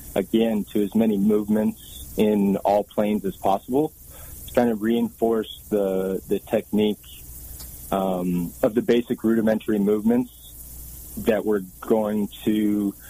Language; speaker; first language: English; native; English